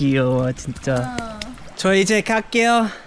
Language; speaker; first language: Korean; non-native, learner; English